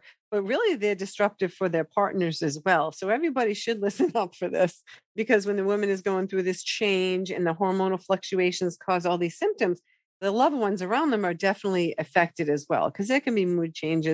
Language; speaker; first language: English; native; English